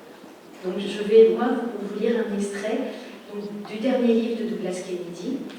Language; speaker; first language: French; native; French